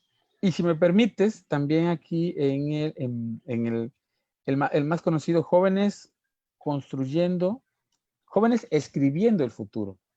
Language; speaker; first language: Spanish; native; Spanish